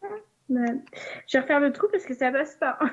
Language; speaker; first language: French; native; French